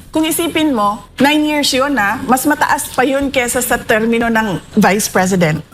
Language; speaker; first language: Filipino; non-native, local second language; Cebuano